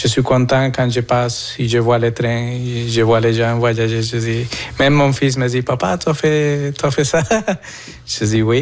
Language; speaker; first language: French; non-native, fluent; Spanish